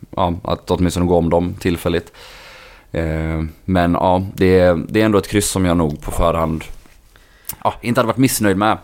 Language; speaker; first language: Swedish; native; Swedish